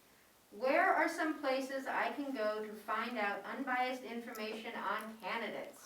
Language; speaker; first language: English; native; English